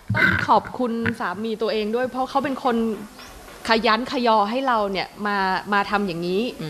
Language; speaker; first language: Thai; native; Thai